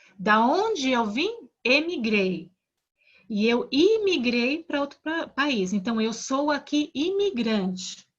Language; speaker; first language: Portuguese; native; Portuguese